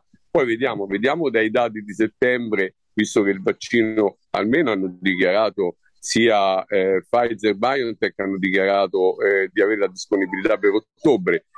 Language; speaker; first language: Italian; native; Italian